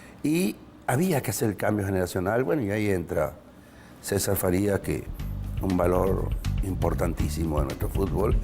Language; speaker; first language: Spanish; native; Spanish